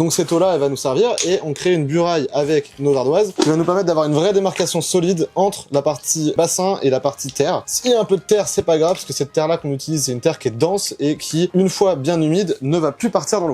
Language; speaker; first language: French; native; French